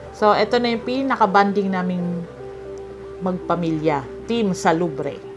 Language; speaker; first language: Filipino; non-native, local second language; Cebuano